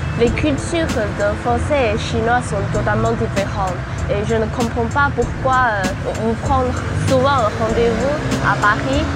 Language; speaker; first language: French; non-native, learner; Chinese